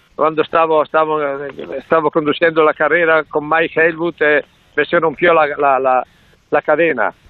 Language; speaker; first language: Spanish; non-native, learner; Italian